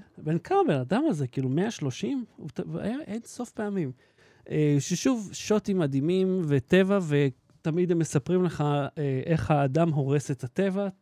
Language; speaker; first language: Hebrew; native; Hebrew